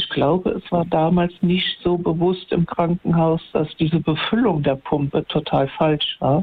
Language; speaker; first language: German; native; German